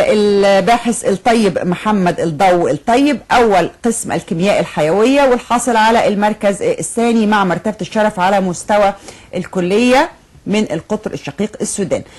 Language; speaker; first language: Arabic; native; Arabic